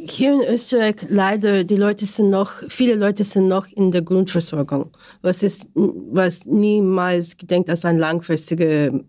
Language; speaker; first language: German; non-native, learner; Ukrainian